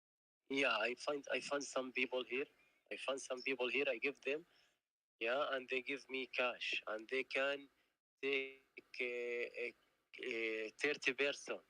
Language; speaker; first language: English; non-native, learner; Arabic